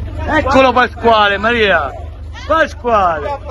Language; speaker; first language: Italian; native; Italian